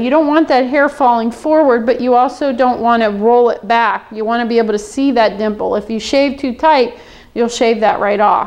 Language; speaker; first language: English; native; English